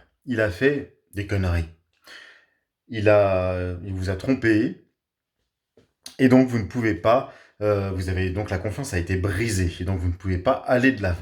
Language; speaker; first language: French; native; French